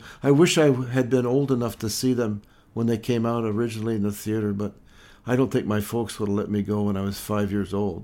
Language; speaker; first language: English; native; English